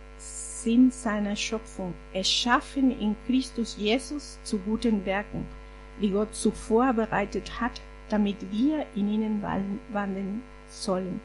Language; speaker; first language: German; non-native, fluent; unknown